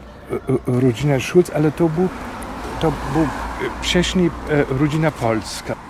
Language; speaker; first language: Polish; non-native, fluent; German